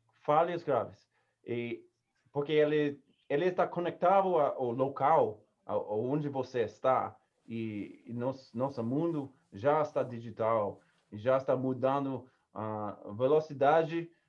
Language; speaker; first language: Portuguese; non-native, learner; English